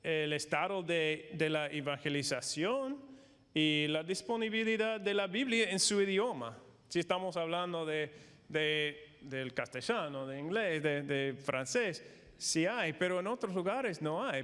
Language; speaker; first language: Spanish; non-native, fluent; English